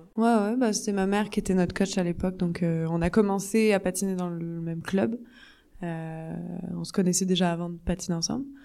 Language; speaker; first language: French; native; French